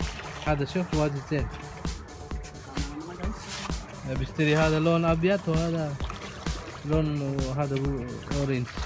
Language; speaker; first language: Arabic; non-native, learner; Filipino